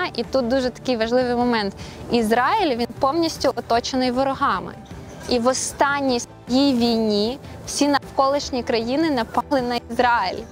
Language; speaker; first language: Ukrainian; native; Ukrainian